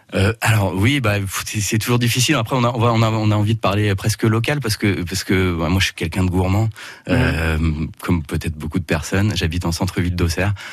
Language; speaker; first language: French; native; French